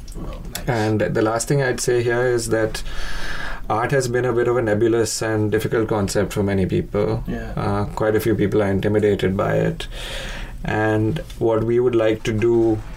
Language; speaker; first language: English; non-native, local second language; Hindi